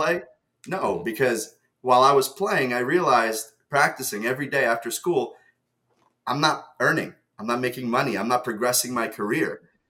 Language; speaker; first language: English; early bilingual, other home language; Russian